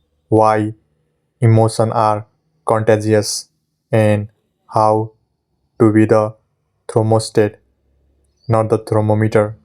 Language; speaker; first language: English; non-native, fluent; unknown